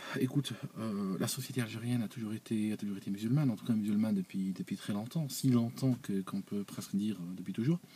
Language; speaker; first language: French; non-native, local second language; Arabic